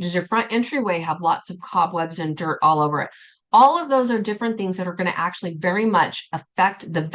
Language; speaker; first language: English; native; English